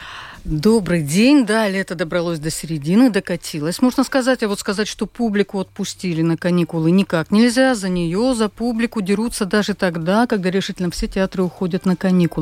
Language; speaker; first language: Russian; native; Russian